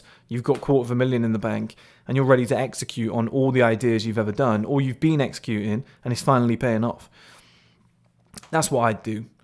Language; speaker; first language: English; native; English